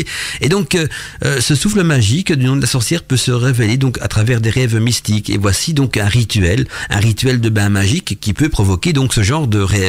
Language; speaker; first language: French; native; French